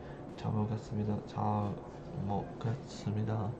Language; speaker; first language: Korean; non-native, learner; English